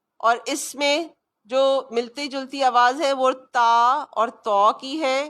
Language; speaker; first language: Urdu; native; Urdu